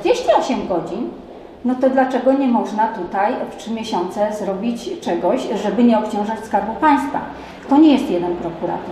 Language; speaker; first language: Polish; native; Polish